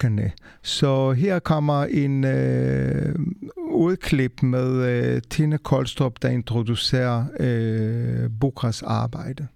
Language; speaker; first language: Danish; non-native, fluent; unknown